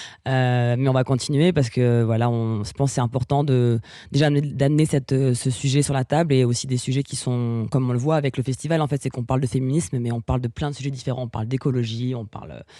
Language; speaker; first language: French; native; French